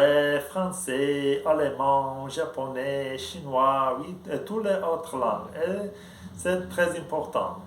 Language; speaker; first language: French; non-native, learner; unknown